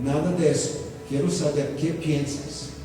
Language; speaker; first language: Spanish; non-native, fluent; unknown